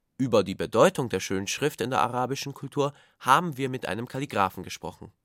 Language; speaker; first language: German; native; German